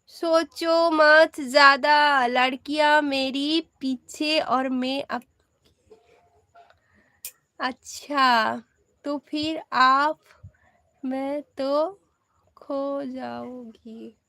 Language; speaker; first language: Hindi; non-native, learner; Bangla